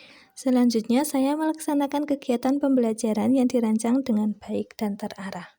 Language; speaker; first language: Indonesian; native; Indonesian